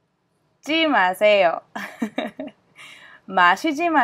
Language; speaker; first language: Korean; non-native, fluent; English